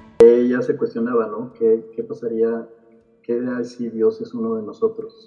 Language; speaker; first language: Spanish; native; Spanish